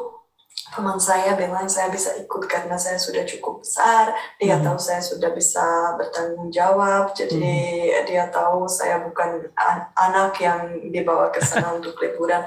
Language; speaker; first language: Indonesian; non-native, fluent; Czech